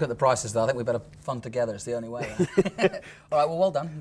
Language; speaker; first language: English; native; English